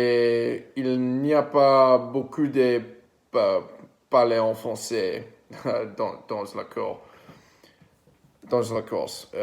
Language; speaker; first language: French; non-native, learner; English